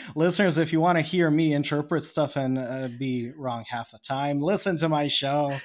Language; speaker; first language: English; non-native, fluent; Bosnian